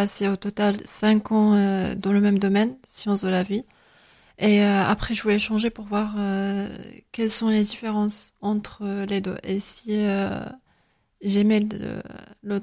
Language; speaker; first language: French; non-native, fluent; Spanish